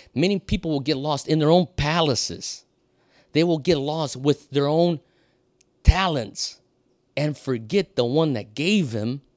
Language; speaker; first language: English; non-native, fluent; Portuguese